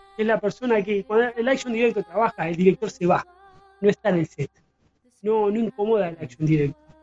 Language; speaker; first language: Spanish; native; Spanish